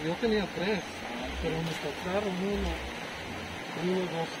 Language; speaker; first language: Spanish; non-native, fluent; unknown